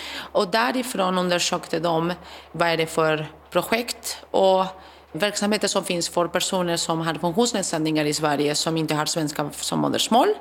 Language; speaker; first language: Swedish; non-native, fluent; Spanish